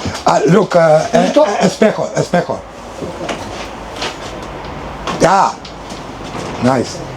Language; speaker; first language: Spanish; non-native, learner; Lithuanian